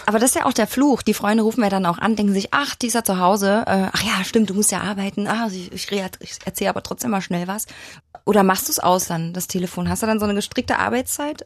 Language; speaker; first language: German; native; German